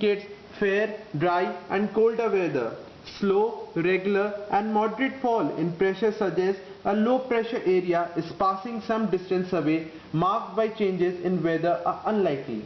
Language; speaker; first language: English; non-native, local second language; Bangla